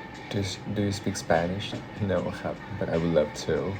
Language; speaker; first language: English; non-native, fluent; Thai